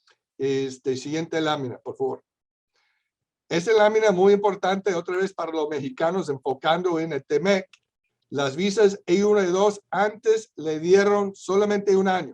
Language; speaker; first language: Spanish; non-native, fluent; English